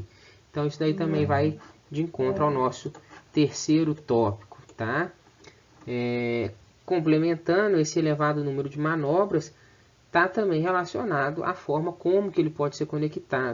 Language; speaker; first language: Portuguese; native; Portuguese